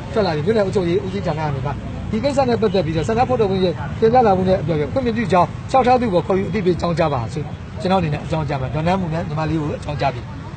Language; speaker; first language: Burmese; native; Burmese